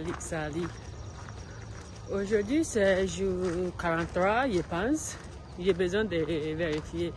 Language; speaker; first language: French; non-native, learner; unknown